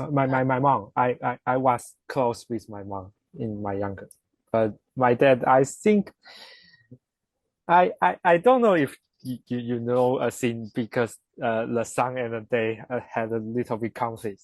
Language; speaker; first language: English; non-native, learner; Chinese